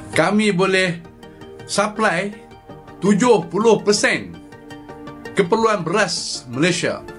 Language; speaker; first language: Malay; native; Malay